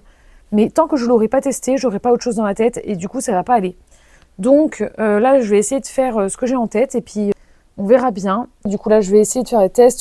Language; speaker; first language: French; native; French